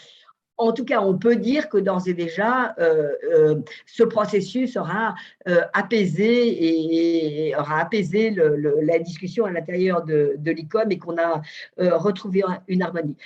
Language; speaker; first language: French; native; French